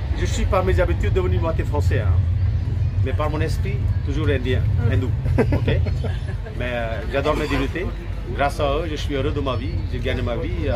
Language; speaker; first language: French; non-native, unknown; Hindi